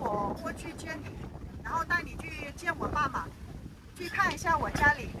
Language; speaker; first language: Chinese; non-native, fluent; Vietnamese